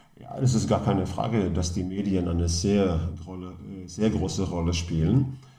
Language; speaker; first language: German; non-native, fluent; Norwegian